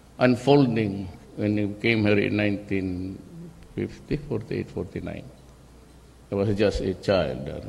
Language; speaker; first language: English; non-native, local second language; Cebuano